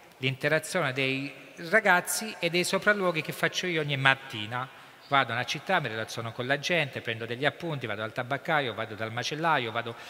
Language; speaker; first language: Italian; native; Italian